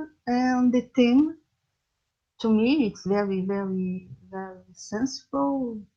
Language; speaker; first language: English; non-native, learner; Portuguese